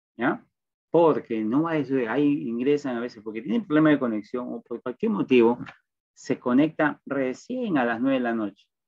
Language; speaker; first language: Spanish; native; Spanish